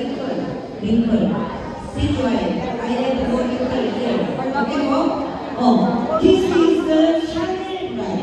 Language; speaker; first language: English; non-native, learner; Korean